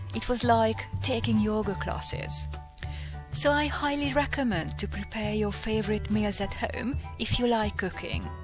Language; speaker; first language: English; non-native, fluent; Hungarian